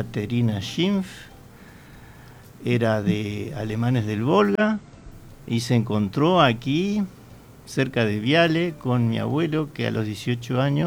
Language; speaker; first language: Spanish; native; Spanish